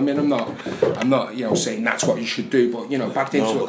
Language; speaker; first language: English; native; English